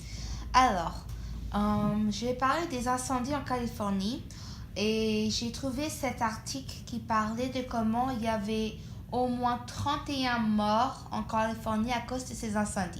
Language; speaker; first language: French; non-native, fluent; English